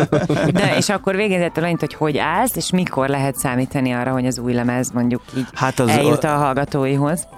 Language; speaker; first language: Hungarian; native; Hungarian